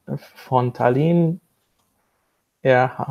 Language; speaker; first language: German; non-native, learner; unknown